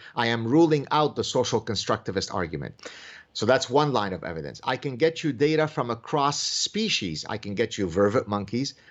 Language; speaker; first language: English; early bilingual, other home language; Arabic